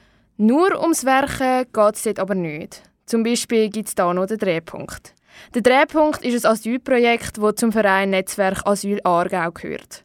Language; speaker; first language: German; native; German